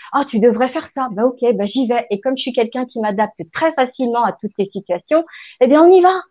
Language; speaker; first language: French; native; French